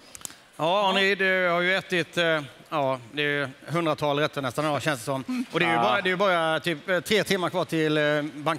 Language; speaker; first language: Swedish; native; Swedish